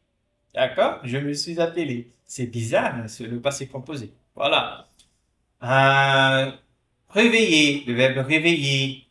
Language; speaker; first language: French; non-native, fluent; Portuguese